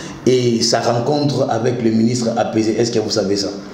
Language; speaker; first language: French; non-native, local second language; Lingala